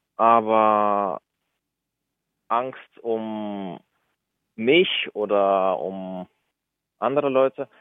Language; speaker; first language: German; early bilingual, other home language; Russian